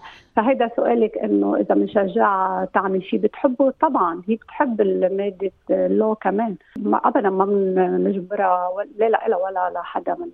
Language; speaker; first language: Arabic; native; Arabic